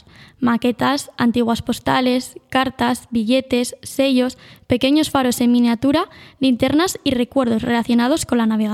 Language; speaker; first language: Spanish; native; Spanish